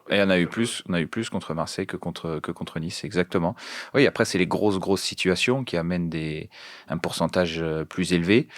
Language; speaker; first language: French; native; French